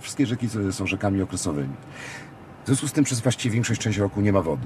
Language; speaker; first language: Polish; native; Polish